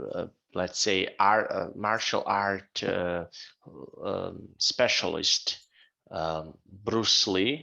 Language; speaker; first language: English; non-native, fluent; Serbian